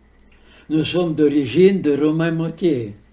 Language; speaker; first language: French; early bilingual, heritage; French